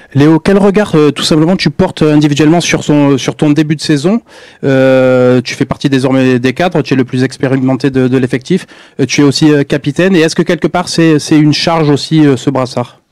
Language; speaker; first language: French; native; French